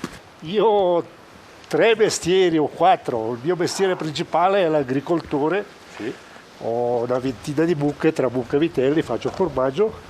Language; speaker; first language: Italian; non-native, local second language; German